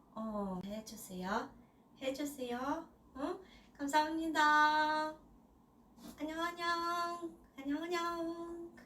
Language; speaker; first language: Korean; non-native, learner; Russian